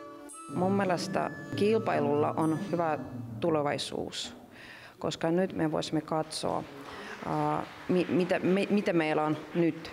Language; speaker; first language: Finnish; non-native, local second language; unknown